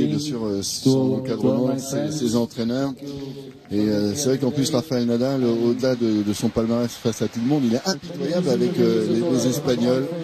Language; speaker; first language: French; native; French